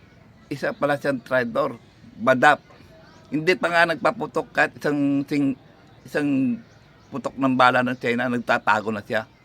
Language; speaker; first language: Filipino; native; Filipino